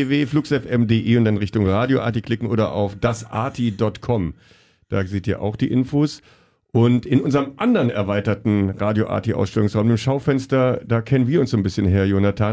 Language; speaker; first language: German; native; German